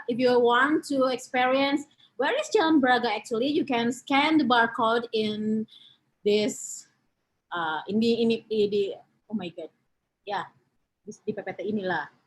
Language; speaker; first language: English; non-native, fluent; Indonesian